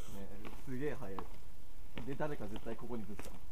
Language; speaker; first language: Japanese; native; Japanese